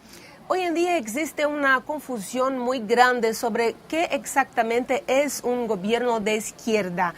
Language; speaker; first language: Spanish; non-native, fluent; Portuguese